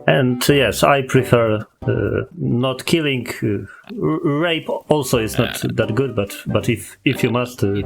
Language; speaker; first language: English; non-native, learner; Polish